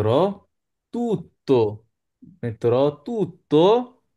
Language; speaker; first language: Italian; non-native, fluent; Bangla